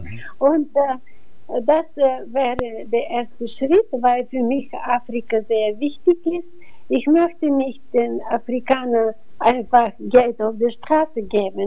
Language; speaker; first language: German; non-native, fluent; Bulgarian